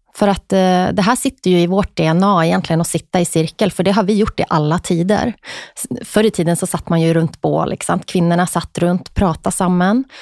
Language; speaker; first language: Swedish; native; Swedish